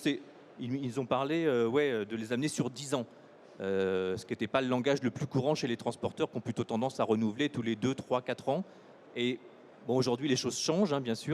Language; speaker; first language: French; native; French